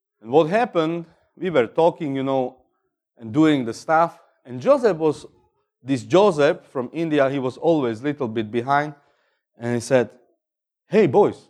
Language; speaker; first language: English; non-native, fluent; Slovak